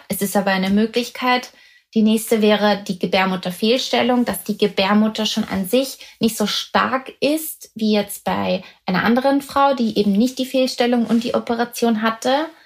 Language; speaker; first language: German; native; German